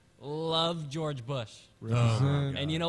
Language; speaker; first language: English; early bilingual, other home language; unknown